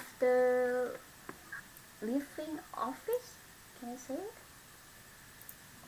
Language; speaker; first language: English; non-native, learner; Vietnamese